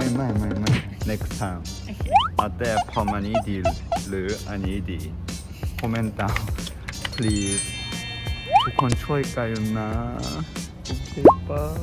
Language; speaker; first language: Thai; non-native, learner; Korean